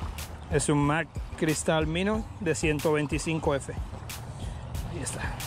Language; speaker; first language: Spanish; native; Spanish